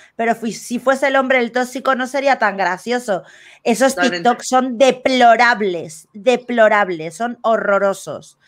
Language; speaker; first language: Spanish; native; Spanish